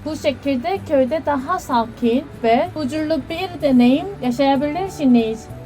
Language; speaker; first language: Turkish; non-native, learner; Korean